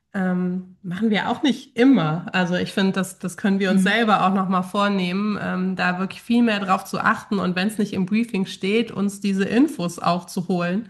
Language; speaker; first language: German; native; German